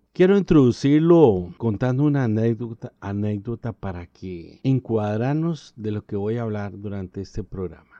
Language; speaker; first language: Spanish; native; Spanish